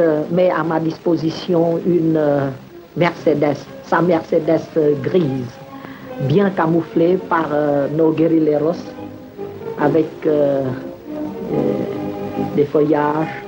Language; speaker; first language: French; non-native, local second language; Khmer